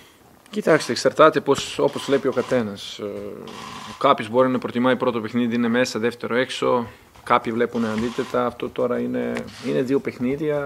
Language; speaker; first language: Greek; non-native, fluent; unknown